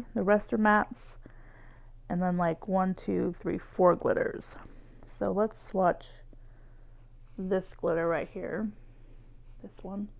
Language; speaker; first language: English; native; English